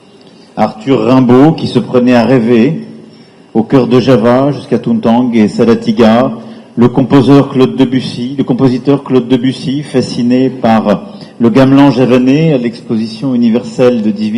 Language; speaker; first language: French; native; French